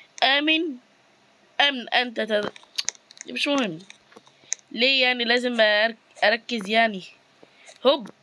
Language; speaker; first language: Arabic; native; Arabic